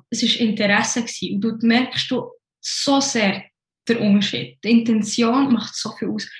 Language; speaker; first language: German; early bilingual, other home language; Arabic